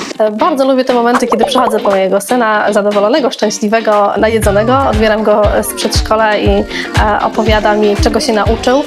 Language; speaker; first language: Polish; native; Polish